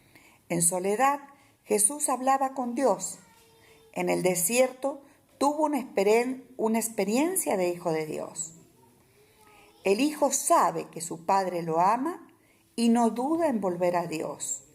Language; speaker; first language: Spanish; native; Spanish